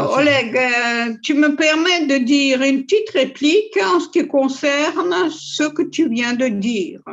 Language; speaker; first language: French; non-native, fluent; Russian